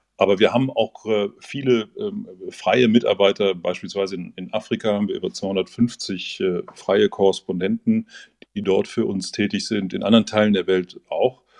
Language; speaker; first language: German; native; German